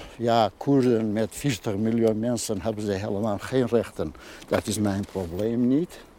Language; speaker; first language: Dutch; non-native, fluent; Kurdish